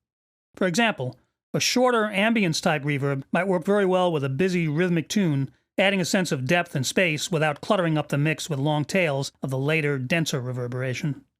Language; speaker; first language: English; native; English